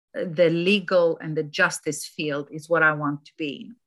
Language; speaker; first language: English; non-native, fluent; Romanian